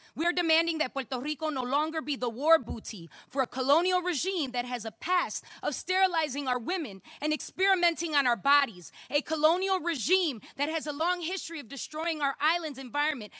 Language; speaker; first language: English; native; English